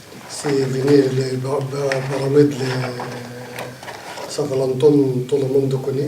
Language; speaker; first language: French; non-native, learner; Arabic